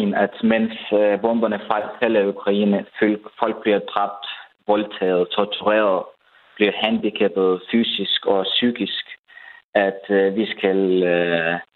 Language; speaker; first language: Danish; non-native, fluent; Ukrainian